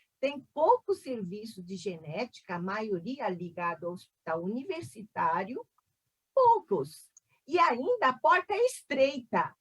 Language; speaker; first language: Portuguese; non-native, fluent; Korean